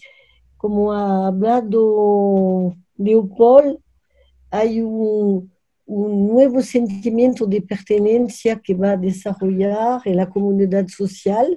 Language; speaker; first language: Spanish; non-native, learner; French